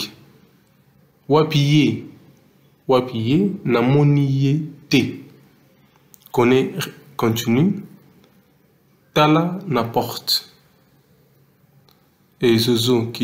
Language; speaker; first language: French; non-native, local second language; Lingala